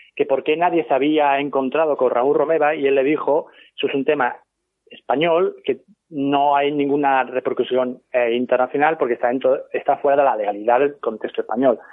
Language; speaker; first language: Spanish; native; Spanish